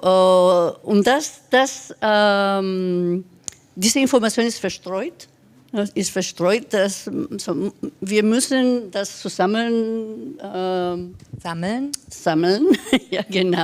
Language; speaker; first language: German; non-native, fluent; Spanish